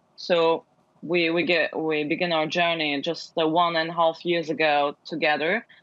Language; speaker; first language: English; non-native, learner; Turkish